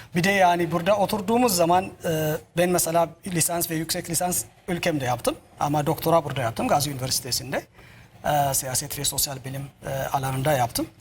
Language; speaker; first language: Turkish; non-native, learner; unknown